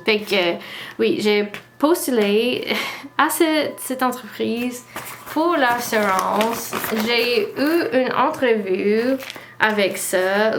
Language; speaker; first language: French; non-native, learner; English